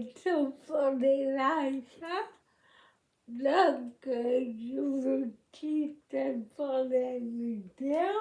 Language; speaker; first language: French; non-native, learner; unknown